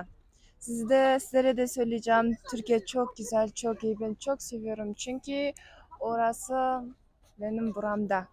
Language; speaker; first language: Turkish; non-native, learner; Kazakh